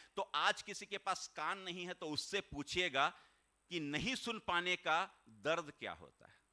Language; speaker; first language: Hindi; native; Hindi